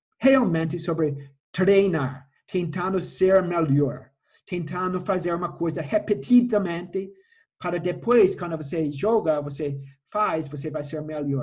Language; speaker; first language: Portuguese; non-native, fluent; English